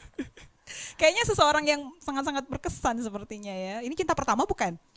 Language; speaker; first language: Indonesian; native; Indonesian